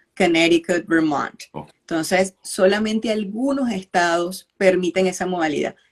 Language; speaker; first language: Spanish; native; Spanish